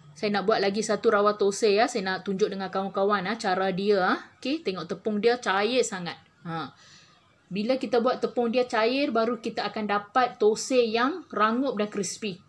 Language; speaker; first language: Malay; non-native, local second language; Tamil